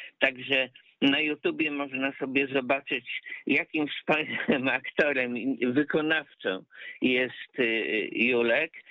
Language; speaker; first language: Polish; native; Polish